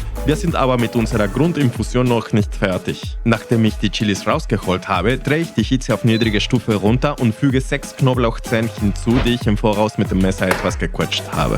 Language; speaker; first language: German; non-native, fluent; Spanish